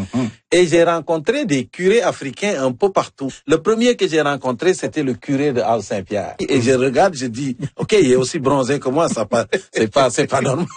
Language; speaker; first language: French; native; French